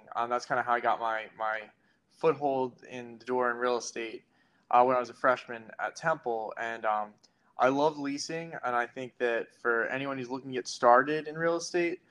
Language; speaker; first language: English; native; English